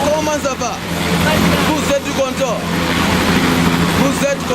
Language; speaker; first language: French; non-native, learner; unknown